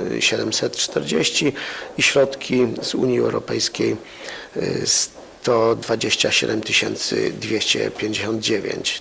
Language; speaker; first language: Polish; native; Polish